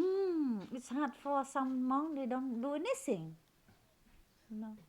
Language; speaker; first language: English; non-native, learner; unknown